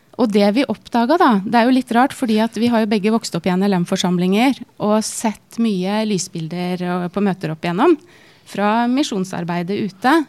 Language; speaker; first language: Norwegian; native; Norwegian